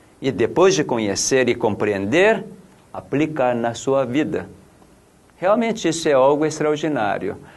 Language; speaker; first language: Portuguese; non-native, fluent; Korean